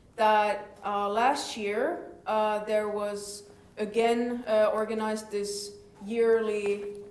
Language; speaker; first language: English; non-native, fluent; Finnish